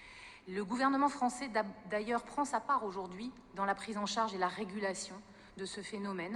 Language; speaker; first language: French; native; French